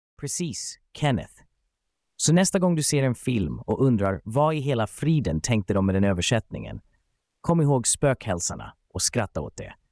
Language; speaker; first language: Swedish; native; Swedish